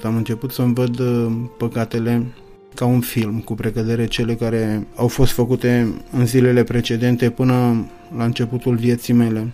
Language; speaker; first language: Romanian; native; Romanian